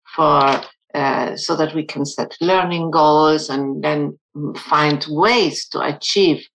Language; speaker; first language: English; non-native, fluent; German